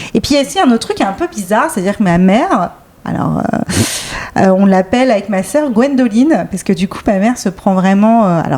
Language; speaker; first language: French; native; French